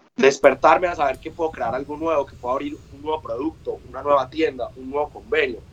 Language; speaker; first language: Spanish; native; Spanish